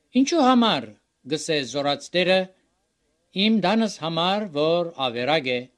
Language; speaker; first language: Armenian; native; Armenian